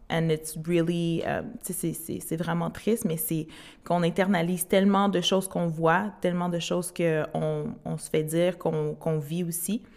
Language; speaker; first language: French; native; French